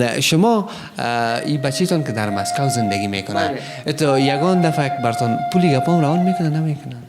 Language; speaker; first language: Persian; native; Persian